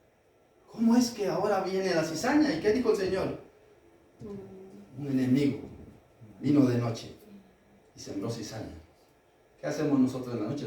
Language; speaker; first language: Spanish; native; Spanish